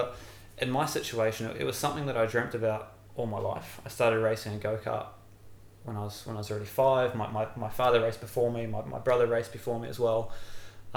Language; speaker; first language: English; native; English